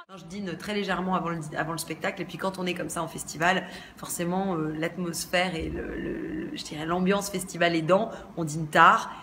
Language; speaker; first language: French; native; French